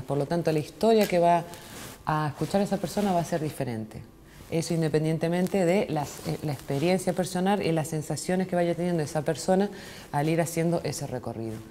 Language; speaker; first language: Spanish; native; Spanish